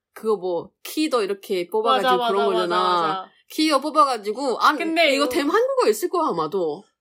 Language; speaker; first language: Korean; non-native, learner; Chinese